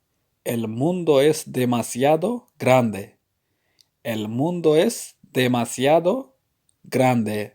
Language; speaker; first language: Spanish; non-native, fluent; Urdu